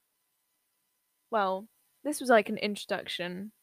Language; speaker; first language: English; native; English